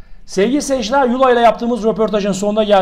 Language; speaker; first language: Turkish; native; Turkish